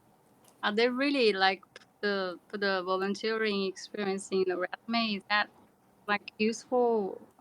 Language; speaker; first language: English; non-native, learner; Chinese